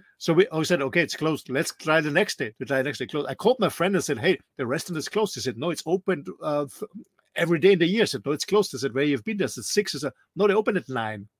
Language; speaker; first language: English; non-native, fluent; German